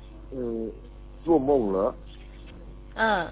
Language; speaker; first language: Chinese; non-native, learner; Korean